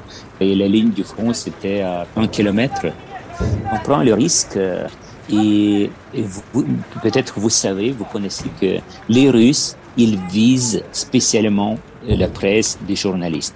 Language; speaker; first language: French; non-native, fluent; Ukrainian